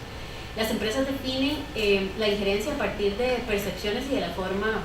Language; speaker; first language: Spanish; native; Spanish